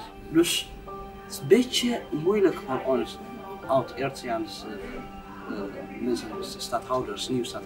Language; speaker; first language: Dutch; non-native, learner; Tigrinya